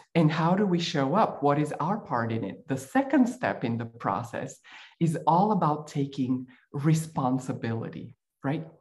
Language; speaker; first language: English; non-native, fluent; Bulgarian